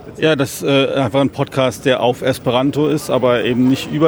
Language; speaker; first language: German; native; German